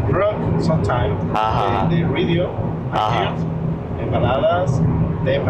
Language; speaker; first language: English; non-native, learner; Spanish